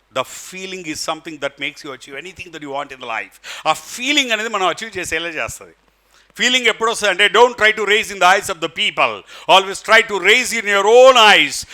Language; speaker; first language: Telugu; native; Telugu